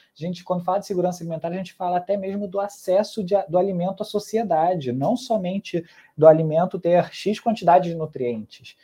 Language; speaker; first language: Portuguese; early bilingual, other home language; Spanish